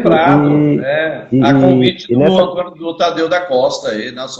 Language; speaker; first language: Portuguese; native; Portuguese